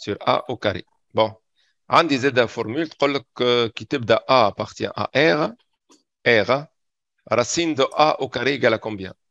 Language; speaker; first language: French; non-native, local second language; Arabic